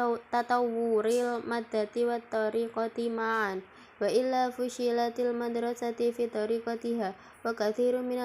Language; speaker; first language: Arabic; non-native, learner; Indonesian